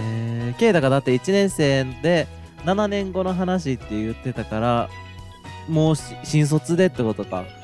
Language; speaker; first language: Japanese; native; Japanese